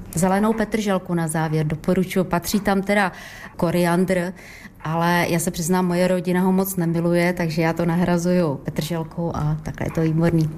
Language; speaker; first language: Czech; native; Czech